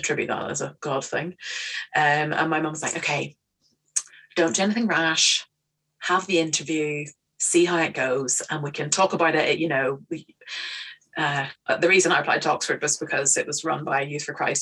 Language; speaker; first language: English; native; English